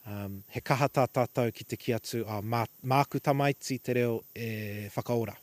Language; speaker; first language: Māori; non-native, local second language; English